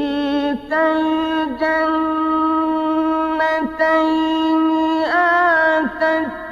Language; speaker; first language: Arabic; native; Arabic